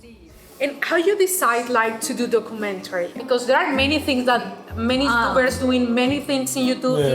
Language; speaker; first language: English; non-native, fluent; Spanish